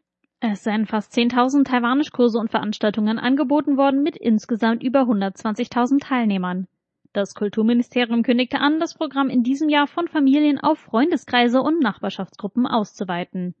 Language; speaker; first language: German; native; German